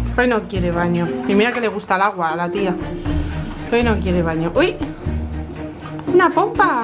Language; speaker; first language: Spanish; native; Spanish